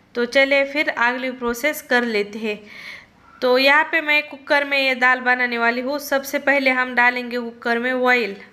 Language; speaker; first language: Hindi; non-native, local second language; Marathi